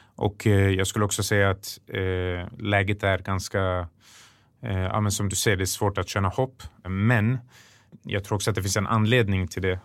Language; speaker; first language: Swedish; early bilingual, other home language; Persian